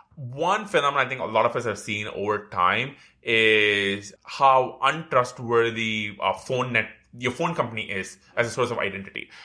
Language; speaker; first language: English; non-native, local second language; Tamil